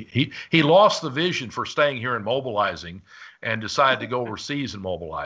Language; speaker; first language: English; native; English